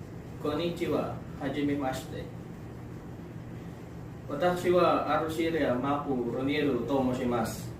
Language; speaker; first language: Japanese; non-native, learner; Filipino